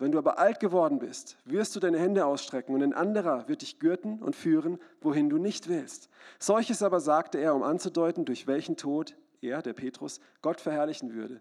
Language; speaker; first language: German; native; German